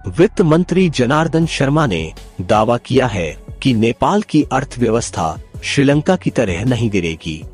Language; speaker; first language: Hindi; non-native, local second language; Nepali